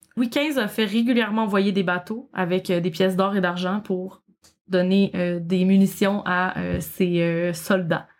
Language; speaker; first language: French; native; French